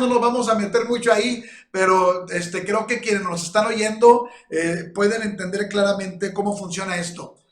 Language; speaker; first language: Spanish; native; Spanish